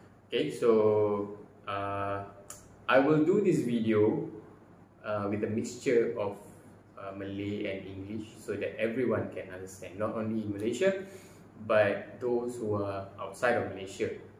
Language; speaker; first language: English; non-native, local second language; Malay